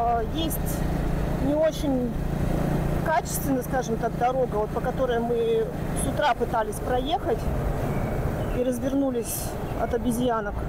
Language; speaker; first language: Russian; native; Russian